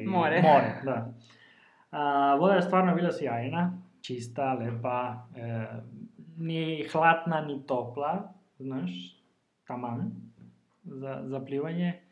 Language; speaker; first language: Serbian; non-native, learner; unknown